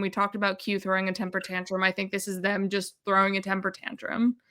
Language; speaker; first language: English; native; English